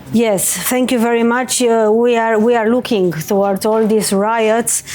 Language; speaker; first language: English; non-native, fluent; Romanian